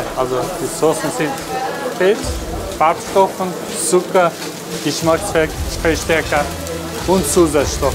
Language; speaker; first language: German; non-native, fluent; Turkish